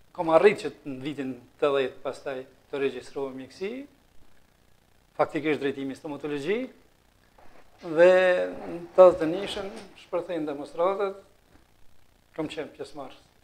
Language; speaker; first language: Albanian; native; Albanian